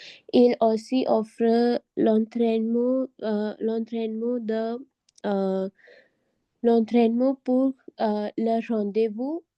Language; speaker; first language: French; non-native, learner; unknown